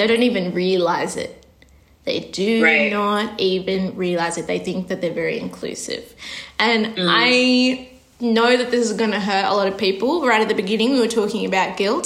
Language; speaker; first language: English; native; English